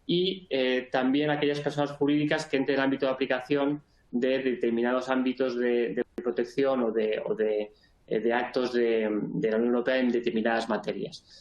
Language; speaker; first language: Spanish; native; Spanish